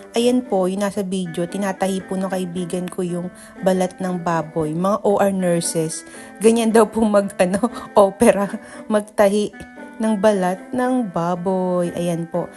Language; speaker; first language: Filipino; native; Filipino